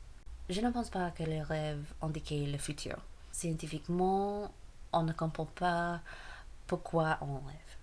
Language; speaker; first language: French; non-native, learner; English